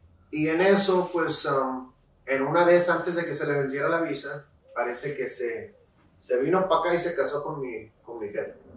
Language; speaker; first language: Spanish; early bilingual, heritage; Spanish